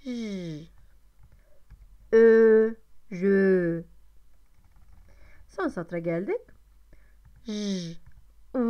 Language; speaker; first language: Turkish; non-native, fluent; Arabic